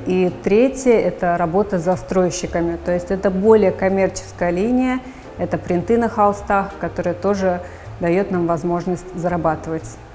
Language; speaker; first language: Russian; native; Russian